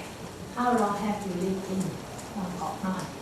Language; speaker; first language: English; non-native, learner; Thai